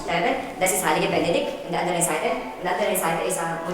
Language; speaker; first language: German; non-native, learner; Filipino